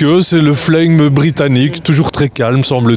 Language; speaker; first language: French; native; French